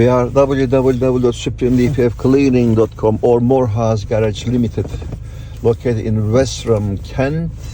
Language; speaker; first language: English; non-native, fluent; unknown